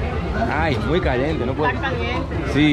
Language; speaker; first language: Spanish; non-native, learner; Greek